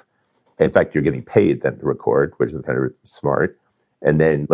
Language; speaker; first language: English; native; English